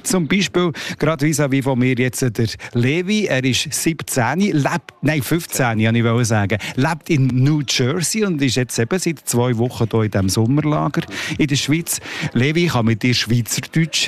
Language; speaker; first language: German; native; German